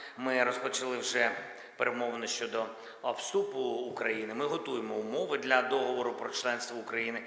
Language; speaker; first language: Ukrainian; native; Ukrainian